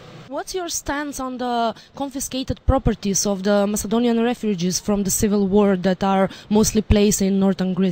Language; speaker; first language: English; non-native, fluent; Macedonian